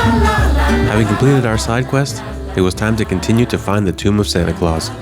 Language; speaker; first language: English; native; English